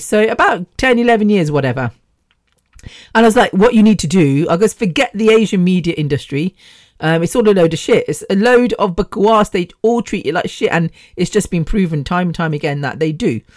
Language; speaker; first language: English; native; English